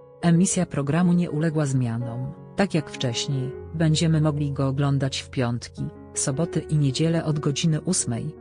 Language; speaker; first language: Polish; native; Polish